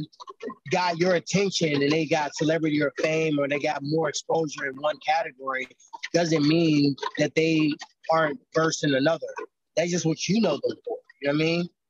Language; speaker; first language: English; native; English